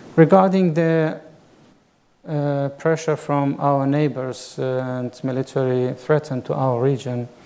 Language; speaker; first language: English; non-native, fluent; Kurdish